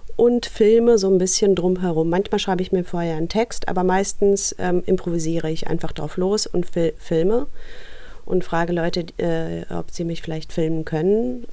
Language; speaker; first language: German; early bilingual, other home language; Russian